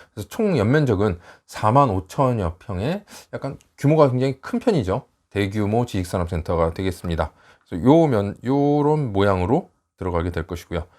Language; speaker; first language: Korean; native; Korean